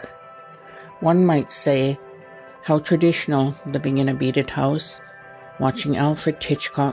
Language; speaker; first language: English; non-native, local second language; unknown